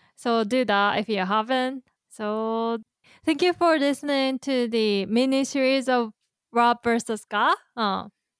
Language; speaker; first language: English; non-native, fluent; Japanese